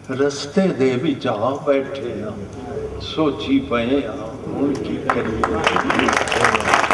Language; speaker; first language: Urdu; non-native, local second language; Punjabi